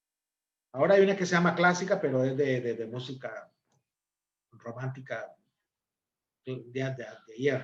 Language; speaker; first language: Spanish; native; Spanish